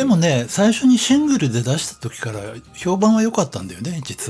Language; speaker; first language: Japanese; native; Japanese